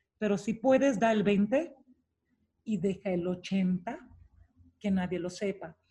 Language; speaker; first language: Spanish; non-native, fluent; Romanian